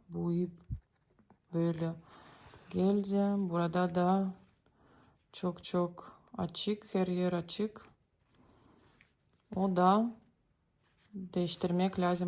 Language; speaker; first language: Turkish; non-native, learner; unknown